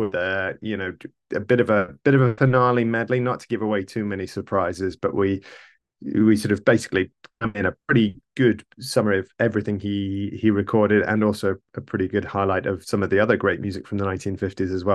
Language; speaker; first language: English; native; English